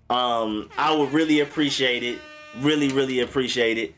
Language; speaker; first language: English; native; English